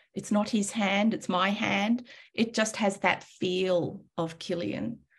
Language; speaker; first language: English; native; English